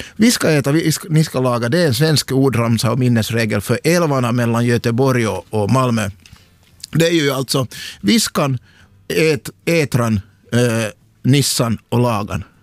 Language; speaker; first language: Swedish; native; Swedish